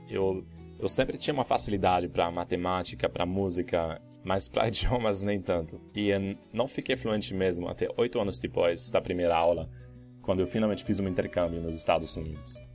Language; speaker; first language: Portuguese; non-native, fluent; German